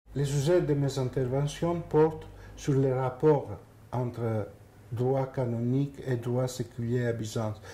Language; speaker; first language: French; non-native, fluent; Greek